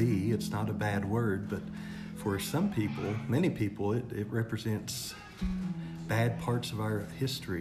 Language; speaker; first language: English; native; English